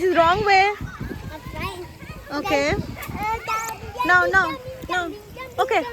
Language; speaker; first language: English; non-native, local second language; Bangla